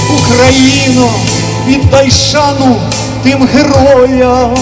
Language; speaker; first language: Ukrainian; native; Ukrainian